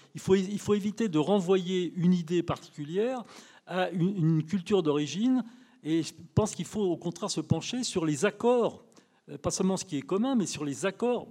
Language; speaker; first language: French; native; French